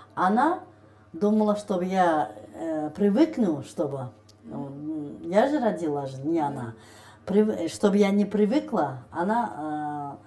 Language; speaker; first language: Russian; non-native, local second language; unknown